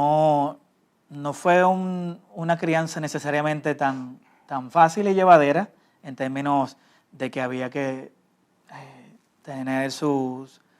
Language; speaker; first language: Spanish; native; Spanish